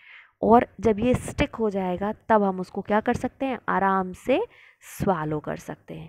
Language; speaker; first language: Hindi; native; Hindi